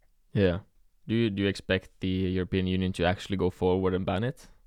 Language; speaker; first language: English; non-native, fluent; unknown